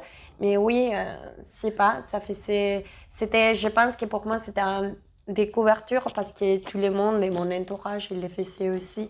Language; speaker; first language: French; non-native, learner; Spanish